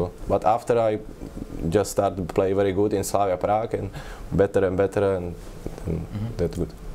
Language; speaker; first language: English; non-native, learner; Czech